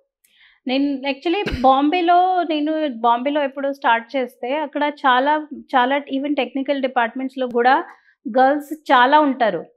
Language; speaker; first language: Telugu; non-native, learner; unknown